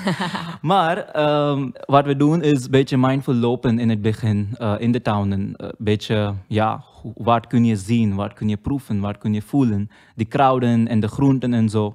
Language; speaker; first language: Dutch; non-native, learner; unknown